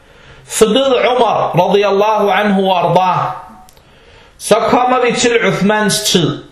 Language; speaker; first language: Danish; non-native, fluent; Arabic